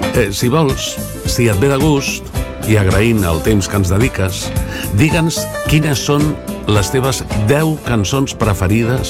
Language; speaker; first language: Catalan; native; Catalan